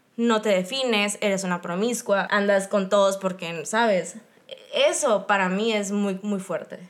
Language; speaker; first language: Spanish; native; Spanish